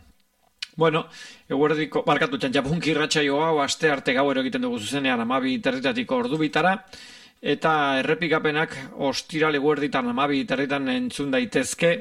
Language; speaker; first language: Basque; native; Basque